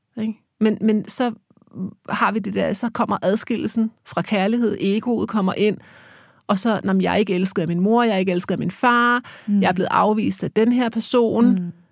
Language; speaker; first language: Danish; native; Danish